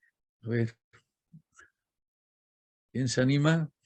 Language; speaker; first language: Spanish; native; Spanish